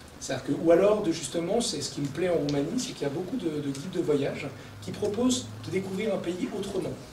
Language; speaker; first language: French; native; French